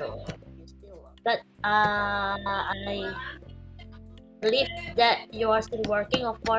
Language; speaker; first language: English; non-native, learner; Indonesian